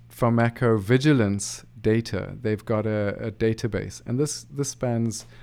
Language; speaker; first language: English; native; English